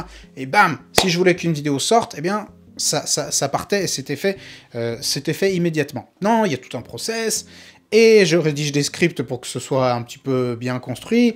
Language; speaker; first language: French; native; French